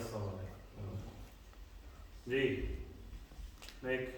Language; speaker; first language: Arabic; non-native, fluent; Urdu